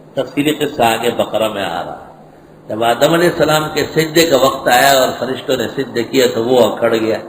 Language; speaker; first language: Urdu; non-native, local second language; Pashto